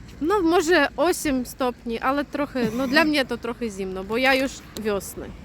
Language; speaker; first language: Polish; non-native, fluent; Ukrainian